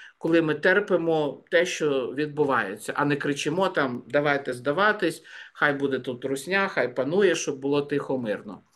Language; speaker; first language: Ukrainian; native; Ukrainian